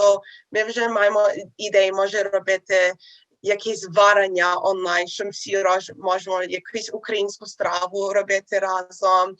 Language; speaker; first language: Ukrainian; early bilingual, heritage; Ukrainian